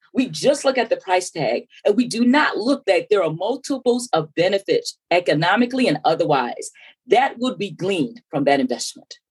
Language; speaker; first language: English; native; English